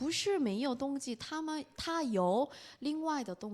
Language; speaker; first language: Chinese; non-native, fluent; Korean